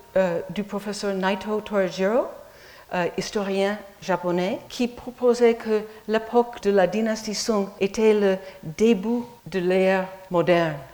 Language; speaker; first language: French; non-native, fluent; English